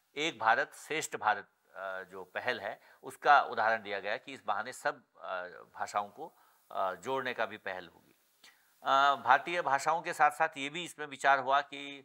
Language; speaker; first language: Hindi; native; Hindi